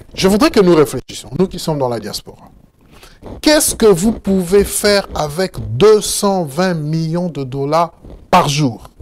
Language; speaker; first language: French; non-native, local second language; Lingala